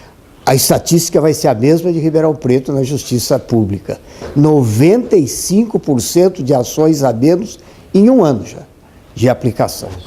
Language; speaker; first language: Portuguese; native; Portuguese